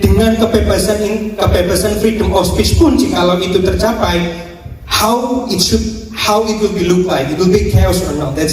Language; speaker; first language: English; non-native, fluent; Indonesian